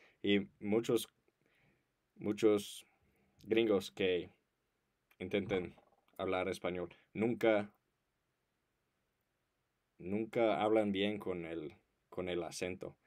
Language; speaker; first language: Spanish; non-native, fluent; English